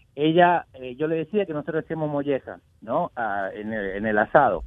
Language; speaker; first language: Spanish; native; Spanish